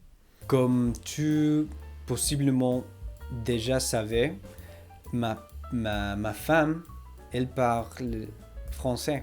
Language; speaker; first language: French; non-native, learner; English